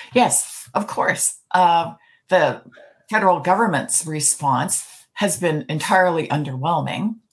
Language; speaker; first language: English; native; English